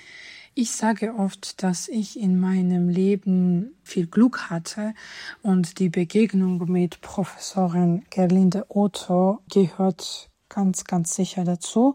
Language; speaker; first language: German; non-native, fluent; Georgian